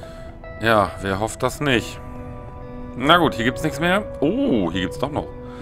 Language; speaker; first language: German; native; German